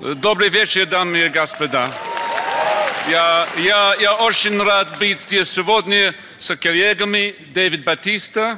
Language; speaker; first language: Russian; non-native, learner; English